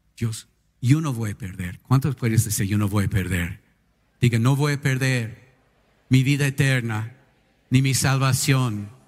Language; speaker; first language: Spanish; non-native, fluent; English